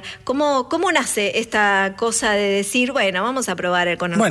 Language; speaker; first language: Spanish; native; Spanish